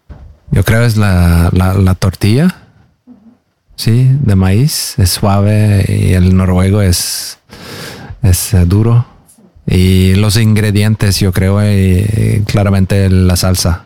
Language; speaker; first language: Spanish; non-native, fluent; Norwegian